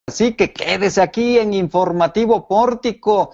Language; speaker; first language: Spanish; native; Spanish